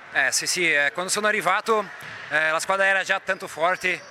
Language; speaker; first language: Italian; non-native, fluent; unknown